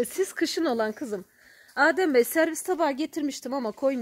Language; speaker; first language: Turkish; native; Turkish